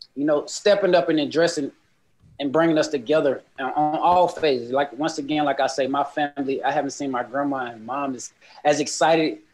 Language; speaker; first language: English; native; English